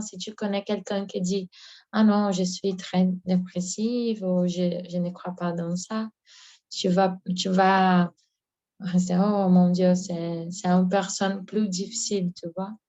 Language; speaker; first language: French; non-native, learner; Portuguese